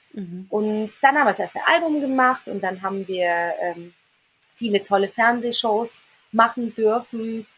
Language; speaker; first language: German; native; German